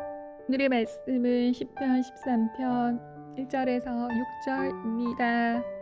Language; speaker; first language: Korean; native; Korean